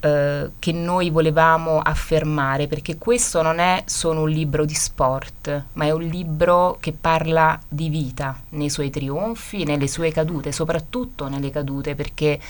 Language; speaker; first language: Italian; native; Italian